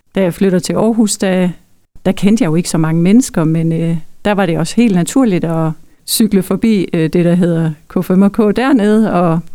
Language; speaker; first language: Danish; native; Danish